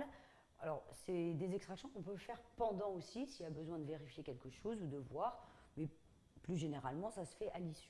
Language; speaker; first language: French; native; French